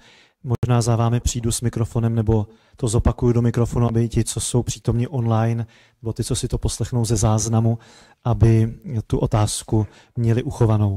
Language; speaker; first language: Czech; native; Czech